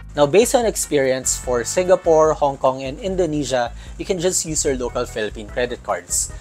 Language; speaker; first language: English; non-native, local second language; Filipino